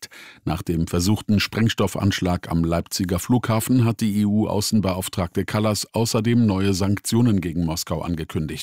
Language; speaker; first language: German; native; German